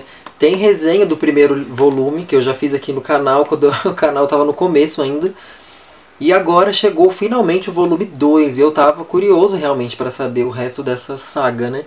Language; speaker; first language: Portuguese; native; Portuguese